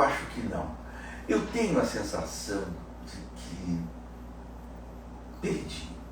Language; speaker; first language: Portuguese; native; Portuguese